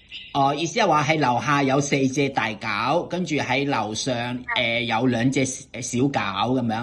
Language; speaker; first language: Cantonese; native; Cantonese